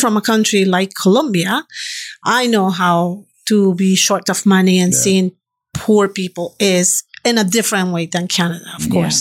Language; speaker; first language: English; non-native, fluent; Spanish